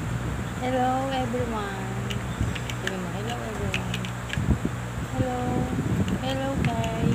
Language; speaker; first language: English; non-native, local second language; Filipino